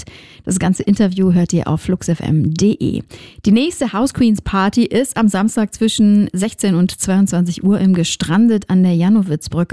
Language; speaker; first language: German; native; German